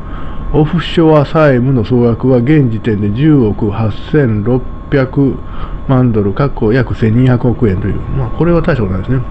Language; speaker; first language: Japanese; native; Japanese